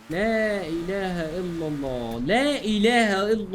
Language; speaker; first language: Arabic; native; Arabic